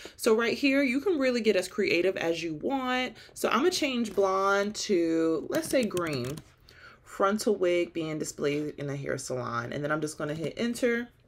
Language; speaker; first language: English; native; English